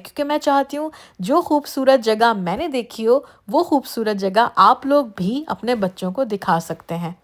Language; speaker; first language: Urdu; native; Urdu